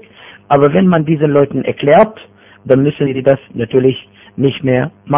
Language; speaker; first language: German; non-native, fluent; Arabic